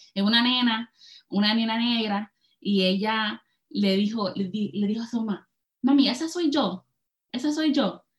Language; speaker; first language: Spanish; early bilingual, heritage; Spanish